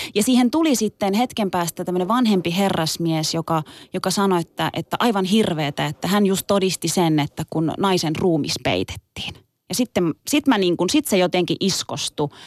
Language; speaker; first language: Finnish; early bilingual, other home language; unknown